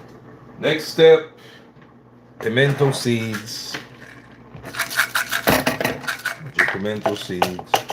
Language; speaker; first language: English; native; English